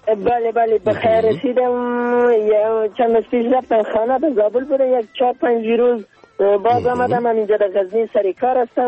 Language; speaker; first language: Persian; non-native, local second language; Pashto